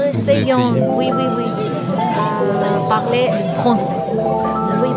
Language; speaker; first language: French; non-native, learner; Armenian